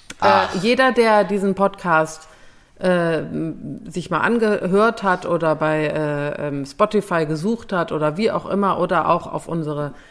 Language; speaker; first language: German; native; German